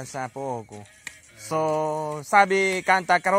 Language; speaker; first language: Portuguese; non-native, learner; Vietnamese